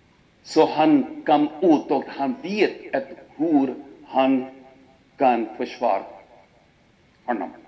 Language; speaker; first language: Swedish; non-native, fluent; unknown